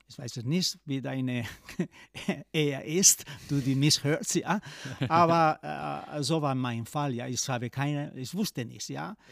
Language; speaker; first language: German; non-native, fluent; Spanish